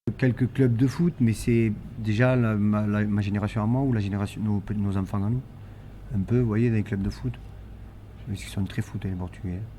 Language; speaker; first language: French; early bilingual, other home language; Portuguese